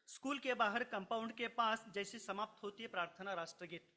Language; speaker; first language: Hindi; non-native, local second language; Marathi